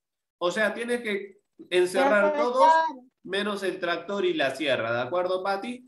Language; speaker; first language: Spanish; native; Spanish